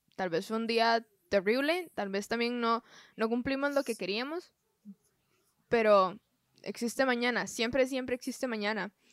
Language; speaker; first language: Spanish; native; Spanish